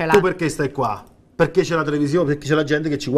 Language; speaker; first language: Italian; native; Italian